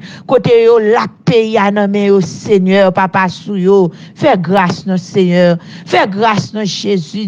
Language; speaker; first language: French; non-native, local second language; Haitian Creole